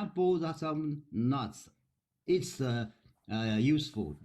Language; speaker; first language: English; non-native, learner; Chinese